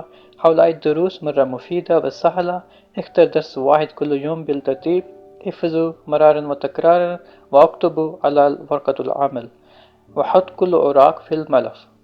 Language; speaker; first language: Arabic; non-native, learner; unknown